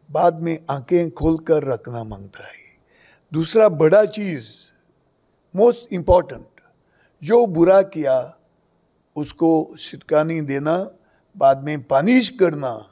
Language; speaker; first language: Hindi; non-native, local second language; Konkani